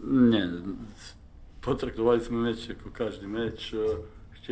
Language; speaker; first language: Polish; non-native, fluent; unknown